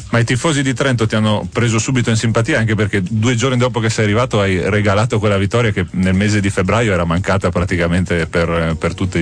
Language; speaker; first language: Italian; native; Italian